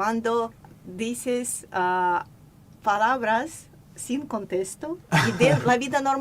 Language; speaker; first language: Spanish; non-native, fluent; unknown